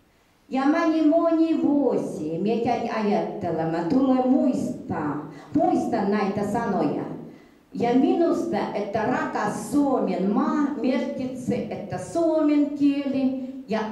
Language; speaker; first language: Finnish; early bilingual, heritage; Finnish